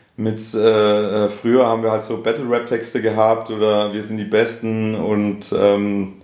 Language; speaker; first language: German; native; German